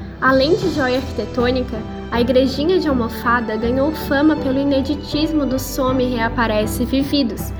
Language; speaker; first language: Portuguese; native; Portuguese